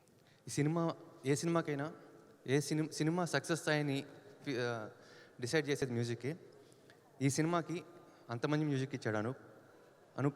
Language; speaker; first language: Telugu; native; Telugu